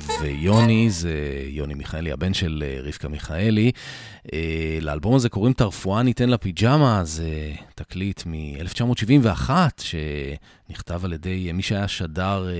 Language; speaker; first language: Hebrew; native; Hebrew